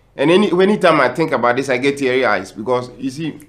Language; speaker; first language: English; non-native, local second language; Akan